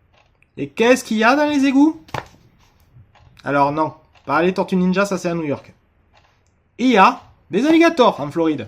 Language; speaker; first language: French; native; French